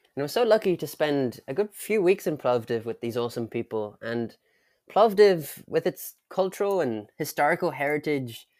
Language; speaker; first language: English; native; English